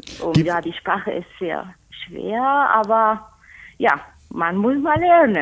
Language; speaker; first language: German; non-native, learner; Spanish